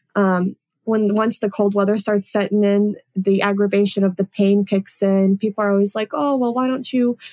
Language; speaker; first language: English; early bilingual, other home language; Polish